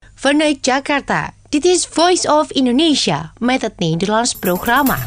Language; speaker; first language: Dutch; non-native, fluent; Indonesian